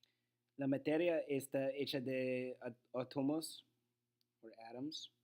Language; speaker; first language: Spanish; non-native, learner; English